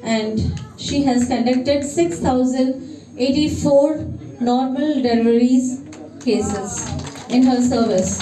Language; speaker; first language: English; non-native, local second language; Telugu